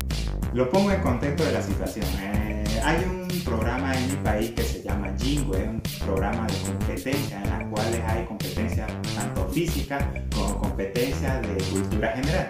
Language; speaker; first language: Spanish; native; Spanish